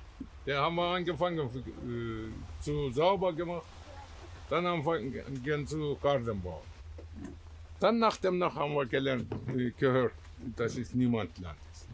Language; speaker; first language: German; non-native, learner; Turkish